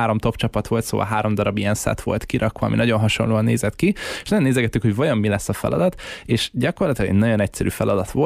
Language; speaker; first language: Hungarian; native; Hungarian